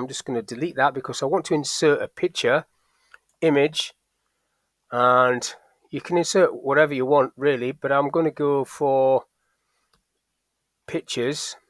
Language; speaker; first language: English; native; English